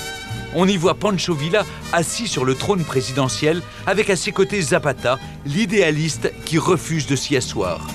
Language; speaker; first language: French; native; French